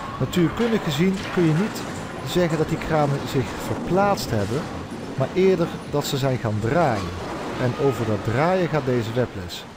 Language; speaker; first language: Dutch; native; Dutch